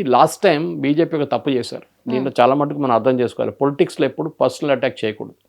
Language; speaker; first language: Telugu; non-native, local second language; Malayalam